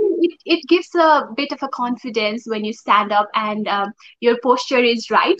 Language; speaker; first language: English; non-native, local second language; Nepali